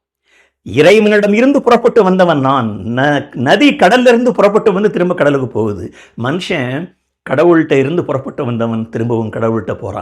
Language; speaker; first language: Tamil; native; Tamil